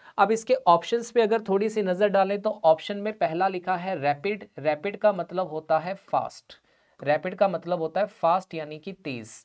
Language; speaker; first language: Hindi; non-native, local second language; Punjabi